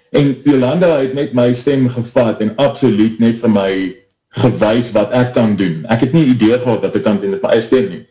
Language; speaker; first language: Afrikaans; native; Afrikaans